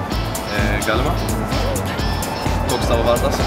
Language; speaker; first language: Lithuanian; non-native, learner; Swedish